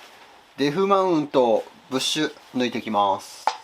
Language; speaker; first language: Japanese; native; Japanese